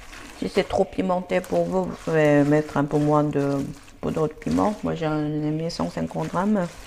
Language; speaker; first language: French; non-native, fluent; Korean